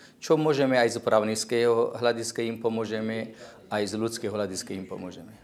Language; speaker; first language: Slovak; non-native, fluent; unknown